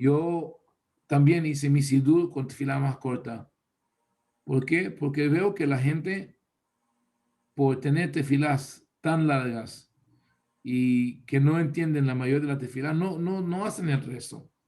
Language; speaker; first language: Spanish; non-native, fluent; Hebrew